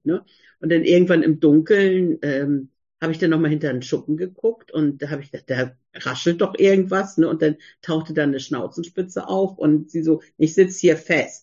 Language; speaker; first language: German; native; German